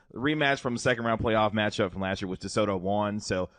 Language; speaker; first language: English; native; English